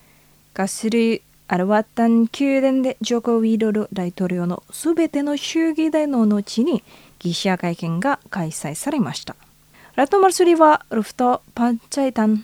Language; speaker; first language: Japanese; non-native, fluent; Indonesian